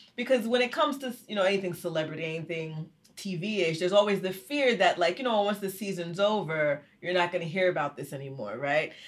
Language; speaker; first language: English; early bilingual, other home language; Haitian Creole